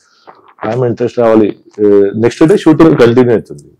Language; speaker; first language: Telugu; non-native, local second language; Hindi